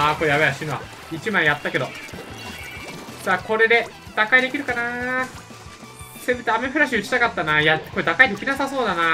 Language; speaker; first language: Japanese; native; Japanese